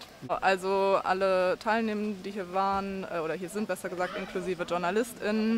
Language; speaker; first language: German; native; German